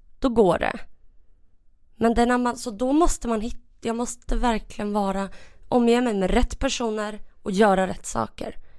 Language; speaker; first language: Swedish; early bilingual, other home language; Russian